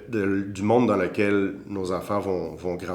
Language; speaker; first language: French; native; French